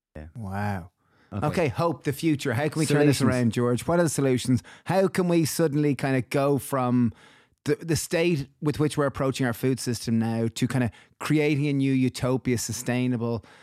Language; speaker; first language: English; native; English